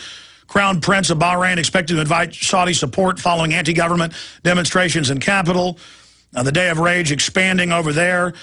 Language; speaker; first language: English; native; English